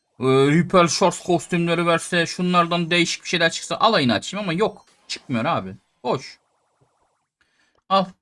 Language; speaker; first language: Turkish; native; Turkish